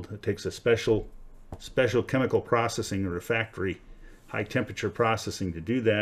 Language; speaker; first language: English; native; English